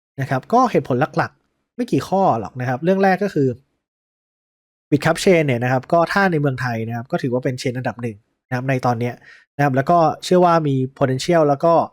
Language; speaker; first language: Thai; native; Thai